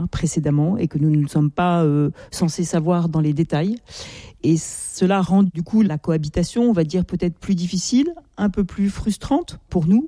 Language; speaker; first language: French; native; French